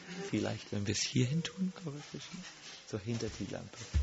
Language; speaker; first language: German; native; German